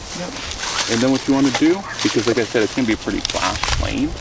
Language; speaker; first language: English; native; English